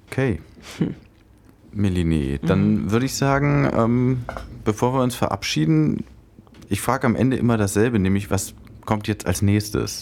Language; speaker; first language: German; native; German